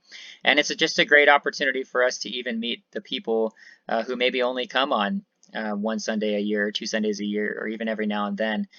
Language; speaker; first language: English; native; English